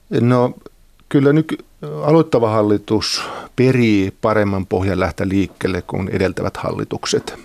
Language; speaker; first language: Finnish; native; Finnish